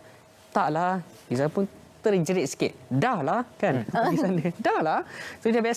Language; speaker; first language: Malay; native; Malay